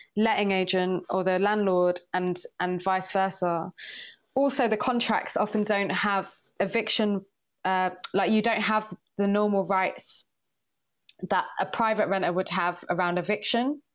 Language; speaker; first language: English; early bilingual, other home language; Swahili